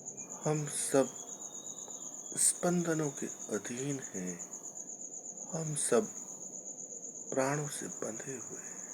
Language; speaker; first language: Hindi; native; Hindi